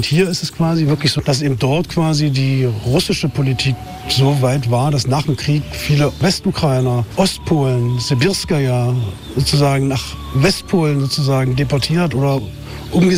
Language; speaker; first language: German; native; German